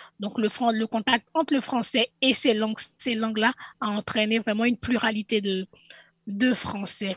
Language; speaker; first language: French; native; French